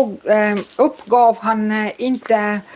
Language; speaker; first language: Swedish; non-native, fluent; Estonian